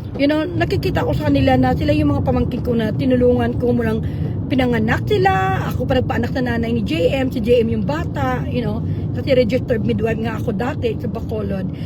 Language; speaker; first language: Filipino; native; Filipino